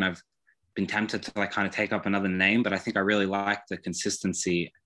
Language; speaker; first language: English; native; English